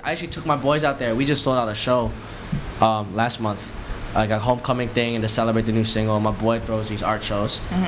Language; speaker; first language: English; native; English